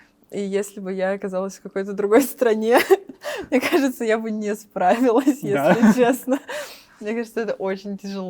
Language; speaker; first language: Russian; native; Russian